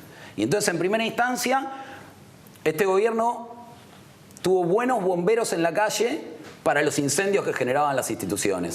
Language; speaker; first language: Spanish; native; Spanish